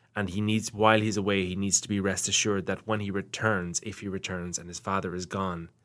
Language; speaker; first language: English; native; English